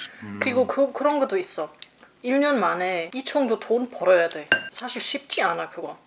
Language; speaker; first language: Korean; non-native, fluent; German